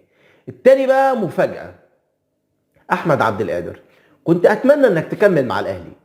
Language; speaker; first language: Arabic; native; Arabic